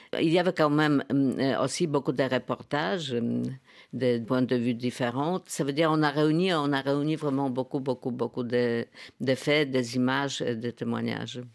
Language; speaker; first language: French; non-native, fluent; Polish